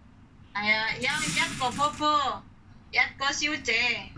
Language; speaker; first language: Cantonese; non-native, learner; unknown